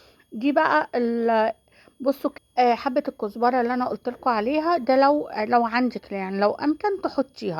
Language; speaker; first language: Arabic; native; Arabic